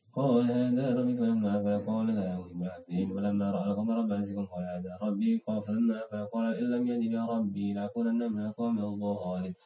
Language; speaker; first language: Arabic; non-native, learner; Indonesian